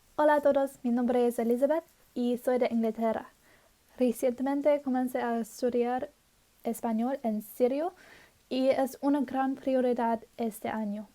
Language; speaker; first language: Spanish; non-native, learner; English